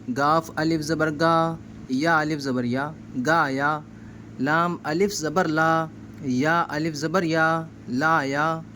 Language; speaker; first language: Urdu; native; Urdu